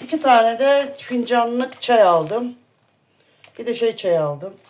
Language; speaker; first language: Turkish; native; Turkish